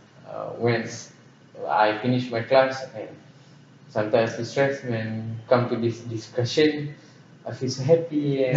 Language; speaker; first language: English; non-native, local second language; Malay